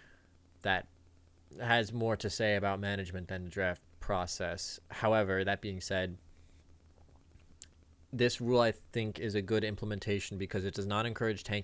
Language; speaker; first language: English; native; English